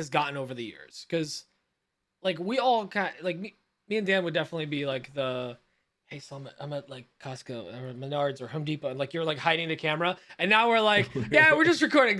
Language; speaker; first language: English; native; English